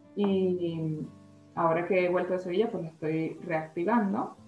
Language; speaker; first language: Spanish; native; Spanish